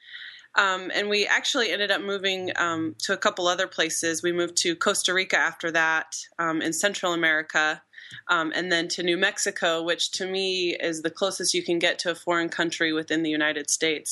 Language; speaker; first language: English; native; English